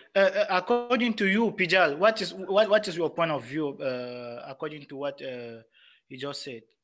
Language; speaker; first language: English; non-native, local second language; French